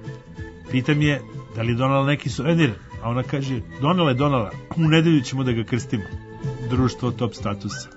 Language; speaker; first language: Croatian; native; Croatian